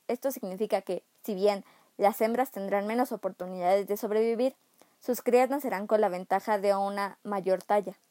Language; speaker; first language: Spanish; native; Spanish